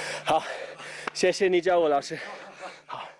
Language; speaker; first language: Chinese; non-native, learner; English